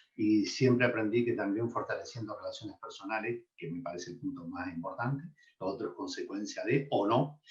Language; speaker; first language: Spanish; native; Spanish